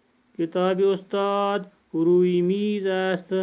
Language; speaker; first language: Persian; non-native, fluent; Urdu